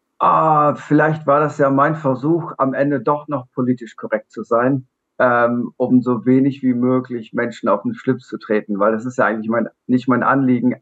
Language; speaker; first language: German; native; German